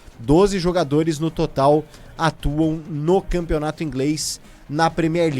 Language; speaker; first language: Portuguese; native; Portuguese